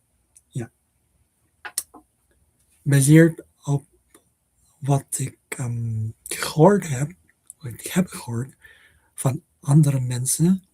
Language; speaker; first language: Dutch; non-native, learner; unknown